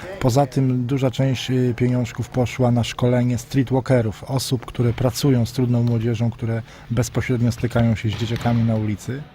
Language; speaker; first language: Polish; native; Polish